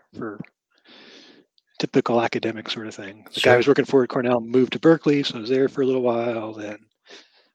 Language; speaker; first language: English; native; English